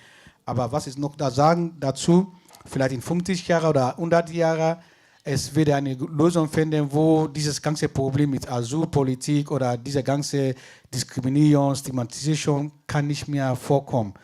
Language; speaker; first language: German; non-native, fluent; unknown